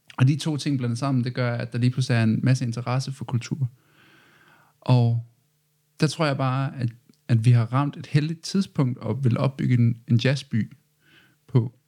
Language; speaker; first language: Danish; native; Danish